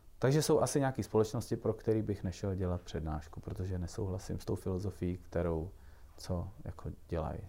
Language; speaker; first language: Czech; native; Czech